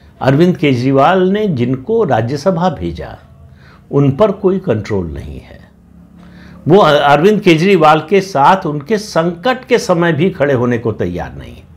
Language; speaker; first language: Hindi; native; Hindi